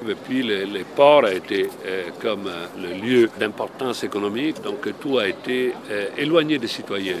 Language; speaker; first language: French; non-native, fluent; Italian